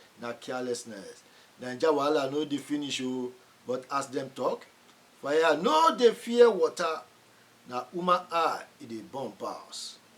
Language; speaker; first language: Nigerian Pidgin; native; Nigerian Pidgin